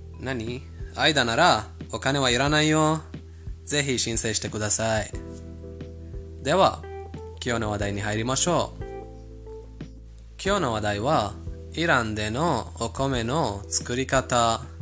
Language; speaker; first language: Japanese; non-native, fluent; Persian